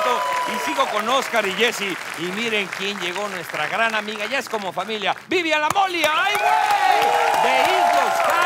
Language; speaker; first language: Spanish; native; Spanish